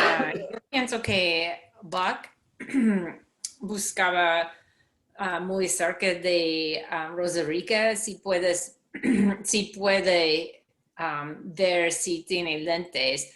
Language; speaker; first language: Spanish; non-native, learner; English